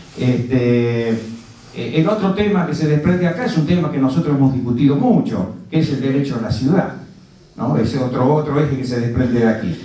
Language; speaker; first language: Spanish; native; Spanish